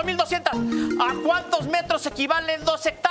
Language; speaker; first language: Spanish; native; Spanish